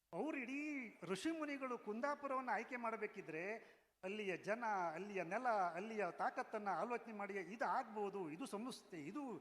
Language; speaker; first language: Kannada; non-native, local second language; Konkani